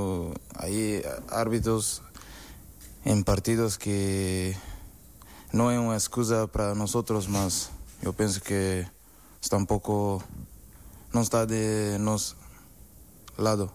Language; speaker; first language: Spanish; non-native, learner; Portuguese